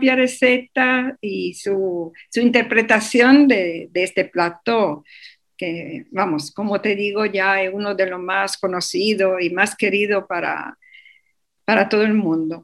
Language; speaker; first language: Spanish; non-native, fluent; Italian